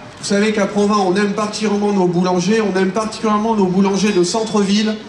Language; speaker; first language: French; native; French